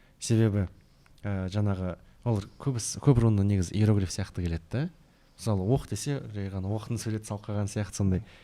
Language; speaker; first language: Kazakh; non-native, local second language; Russian